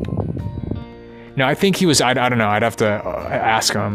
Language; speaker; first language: English; native; English